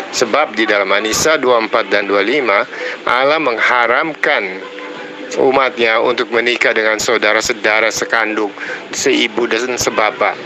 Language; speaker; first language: Indonesian; native; Indonesian